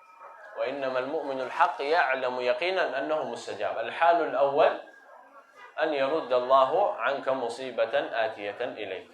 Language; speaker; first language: Arabic; native; Arabic